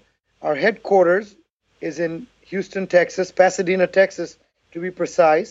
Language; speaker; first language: English; non-native, local second language; Urdu